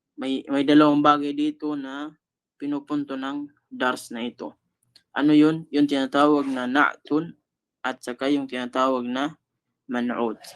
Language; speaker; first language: Filipino; non-native, local second language; Cebuano